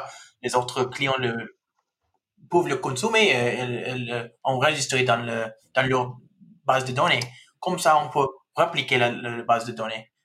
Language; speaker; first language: French; non-native, fluent; English